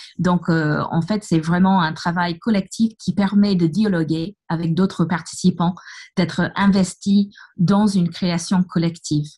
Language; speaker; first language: French; non-native, fluent; English